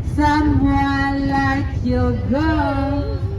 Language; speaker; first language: English; non-native, learner; Chinese